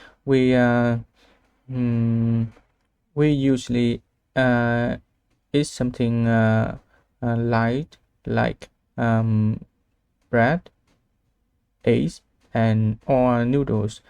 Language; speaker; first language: English; non-native, learner; Vietnamese